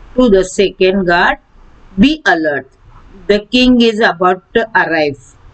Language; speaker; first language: English; non-native, local second language; Marathi